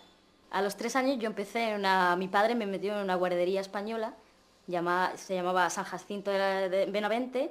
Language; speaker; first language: Spanish; non-native, fluent; Arabic